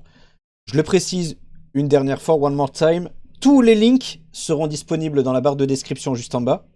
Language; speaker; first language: French; native; French